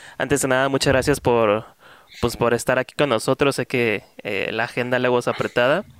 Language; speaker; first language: Spanish; native; Spanish